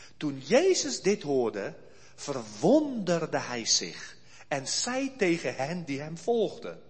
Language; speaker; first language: Dutch; early bilingual, heritage; Dutch